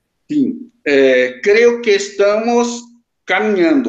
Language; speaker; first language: Spanish; non-native, learner; Portuguese